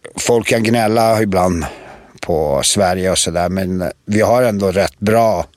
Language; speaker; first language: Swedish; early bilingual, other home language; Bosnian